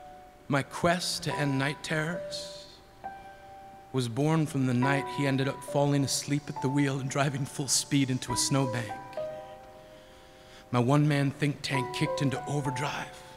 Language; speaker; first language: English; native; English